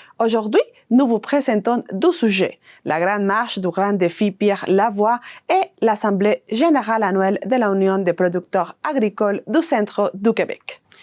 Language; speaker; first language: French; non-native, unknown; Spanish